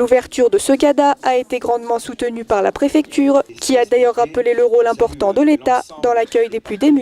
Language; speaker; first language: French; native; French